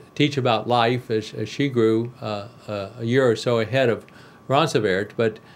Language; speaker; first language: English; native; English